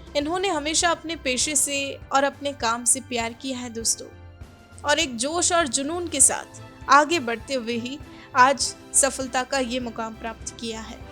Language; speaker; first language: Hindi; native; Hindi